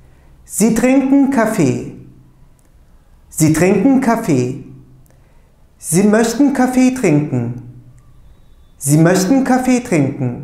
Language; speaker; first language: German; non-native, fluent; Turkish